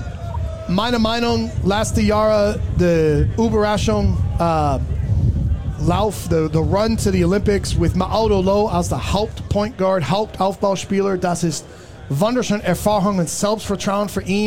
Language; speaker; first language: German; non-native, learner; English